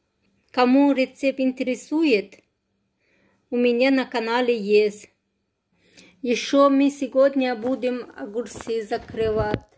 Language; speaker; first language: Russian; non-native, fluent; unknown